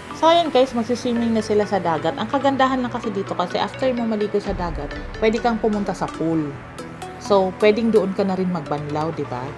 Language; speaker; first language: Filipino; non-native, local second language; Cebuano